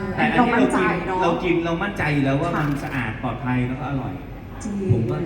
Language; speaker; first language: Thai; native; Thai